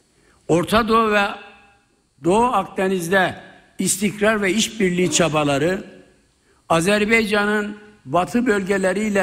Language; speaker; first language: Turkish; native; Turkish